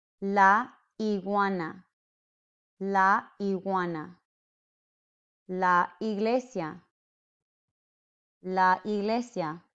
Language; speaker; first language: Spanish; non-native, fluent; English